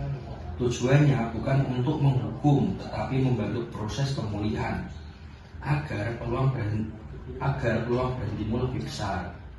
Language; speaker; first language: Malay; non-native, fluent; Indonesian